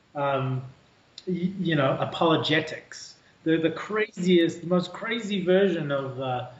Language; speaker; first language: English; native; English